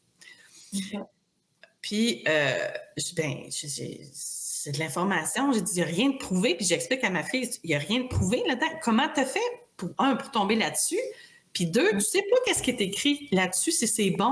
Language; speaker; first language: French; native; French